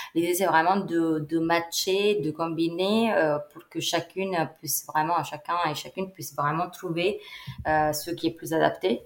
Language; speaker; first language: French; non-native, fluent; Italian